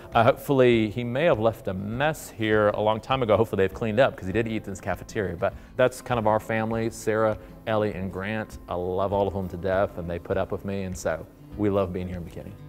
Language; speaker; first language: English; native; English